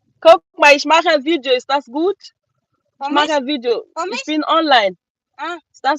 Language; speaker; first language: German; non-native, learner; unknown